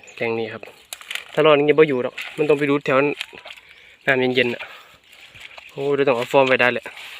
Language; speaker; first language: Thai; native; Thai